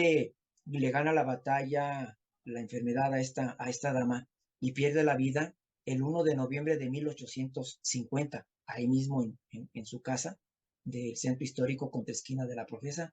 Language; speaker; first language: Spanish; native; Spanish